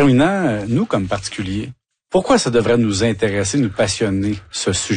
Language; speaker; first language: French; native; French